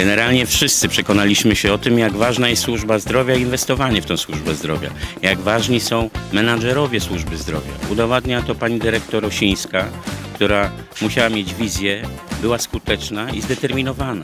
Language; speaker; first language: Polish; native; Polish